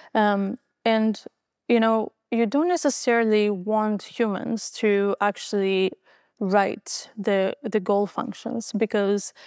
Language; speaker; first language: English; non-native, fluent; Albanian